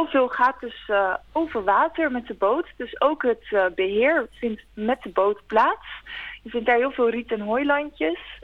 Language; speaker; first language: Dutch; native; Dutch